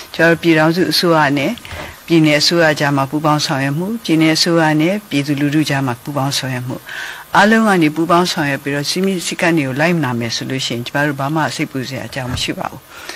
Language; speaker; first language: Burmese; native; Burmese